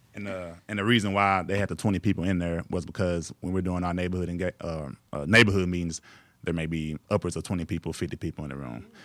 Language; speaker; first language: English; native; English